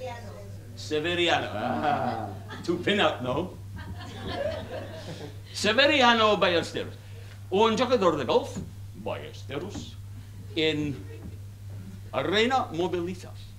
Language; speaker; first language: Spanish; non-native, learner; English